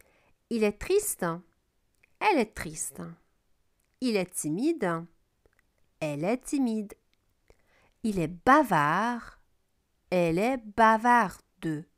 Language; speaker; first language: French; non-native, fluent; Italian